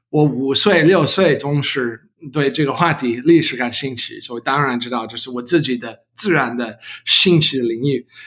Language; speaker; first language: Chinese; non-native, learner; English